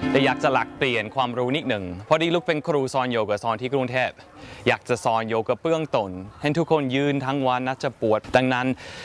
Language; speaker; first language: Thai; non-native, fluent; English